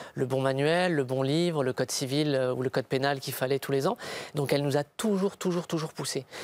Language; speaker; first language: French; native; French